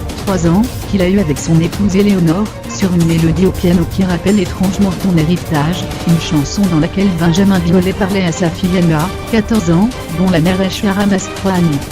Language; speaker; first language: French; native; French